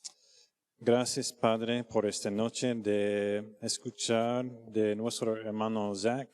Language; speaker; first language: Spanish; non-native, fluent; English